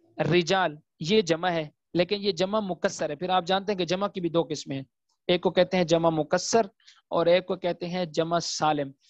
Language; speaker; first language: Urdu; native; Urdu